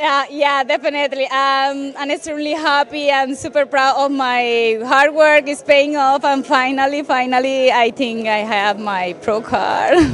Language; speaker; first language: English; non-native, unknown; Spanish